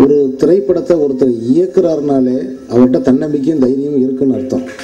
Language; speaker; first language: Tamil; native; Tamil